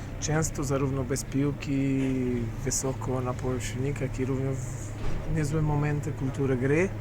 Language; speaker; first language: Polish; non-native, fluent; Portuguese